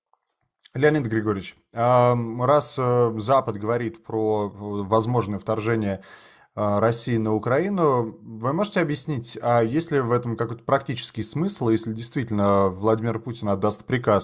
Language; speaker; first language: Russian; native; Russian